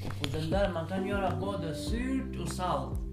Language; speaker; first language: Swedish; non-native, fluent; Kurdish